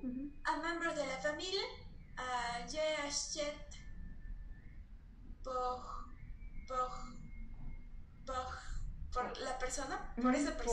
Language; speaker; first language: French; non-native, learner; Spanish